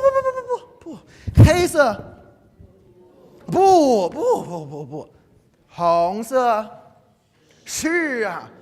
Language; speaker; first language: Chinese; non-native, fluent; English